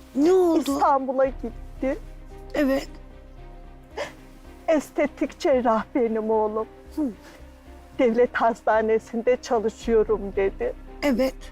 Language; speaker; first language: Turkish; native; Turkish